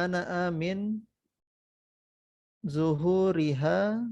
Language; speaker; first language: Arabic; non-native, fluent; Indonesian